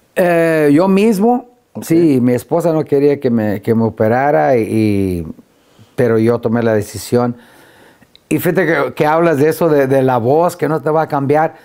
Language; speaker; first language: Spanish; early bilingual, heritage; Spanish